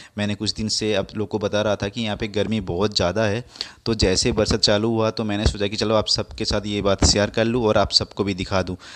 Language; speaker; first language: Hindi; non-native, local second language; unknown